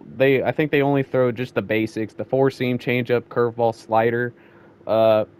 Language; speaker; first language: English; native; English